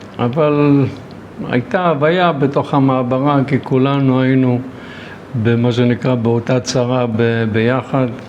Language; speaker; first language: Hebrew; early bilingual, other home language; Polish